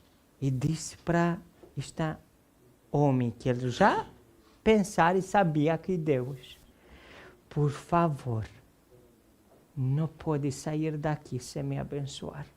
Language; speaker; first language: Portuguese; non-native, fluent; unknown